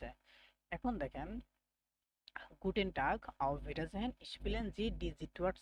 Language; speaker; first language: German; non-native, fluent; Bangla